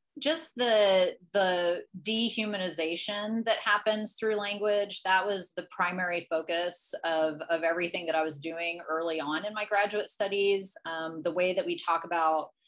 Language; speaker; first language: English; native; English